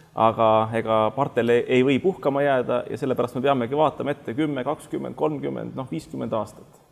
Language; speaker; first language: Estonian; native; Estonian